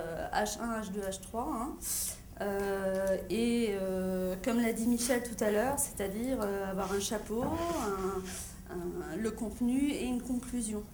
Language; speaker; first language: French; native; French